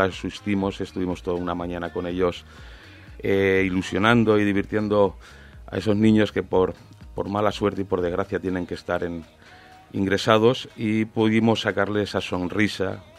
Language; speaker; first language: Spanish; native; Spanish